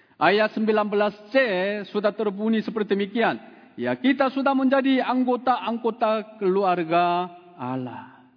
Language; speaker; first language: Indonesian; non-native, fluent; Korean